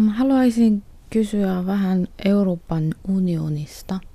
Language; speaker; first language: Finnish; non-native, learner; Korean